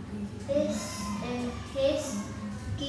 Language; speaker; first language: English; non-native, learner; Vietnamese